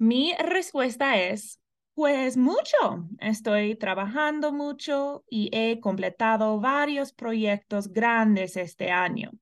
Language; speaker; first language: Spanish; non-native, fluent; English